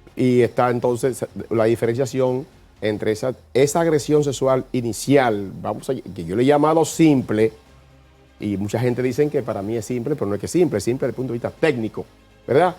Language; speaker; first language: Spanish; native; Spanish